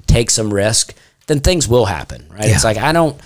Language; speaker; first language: English; native; English